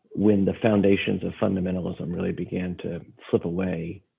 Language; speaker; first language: English; native; English